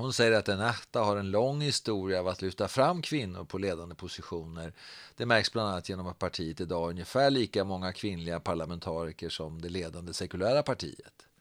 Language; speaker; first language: Swedish; native; Swedish